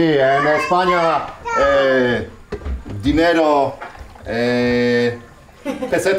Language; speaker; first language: Spanish; non-native, learner; Polish